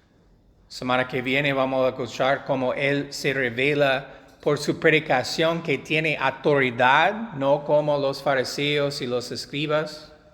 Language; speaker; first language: Spanish; non-native, fluent; English